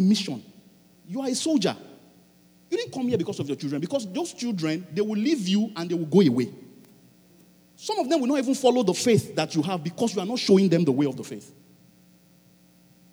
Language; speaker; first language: English; non-native, local second language; Yoruba